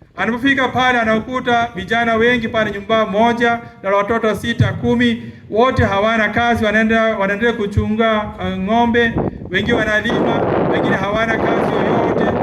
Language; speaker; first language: Swahili; non-native, fluent; Malayalam